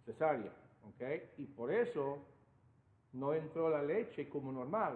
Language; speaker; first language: Spanish; non-native, fluent; English